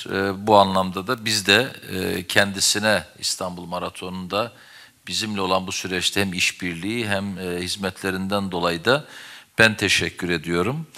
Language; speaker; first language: Turkish; native; Turkish